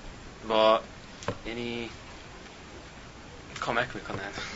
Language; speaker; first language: Persian; non-native, learner; English